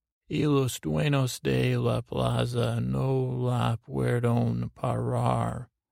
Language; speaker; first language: Spanish; non-native, learner; English